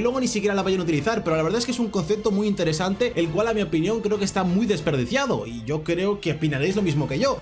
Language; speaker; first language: Spanish; native; Spanish